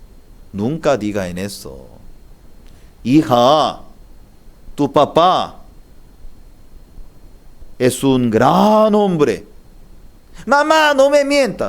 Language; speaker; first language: Spanish; non-native, learner; Korean